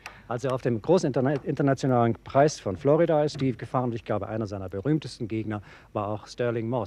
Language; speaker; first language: German; native; German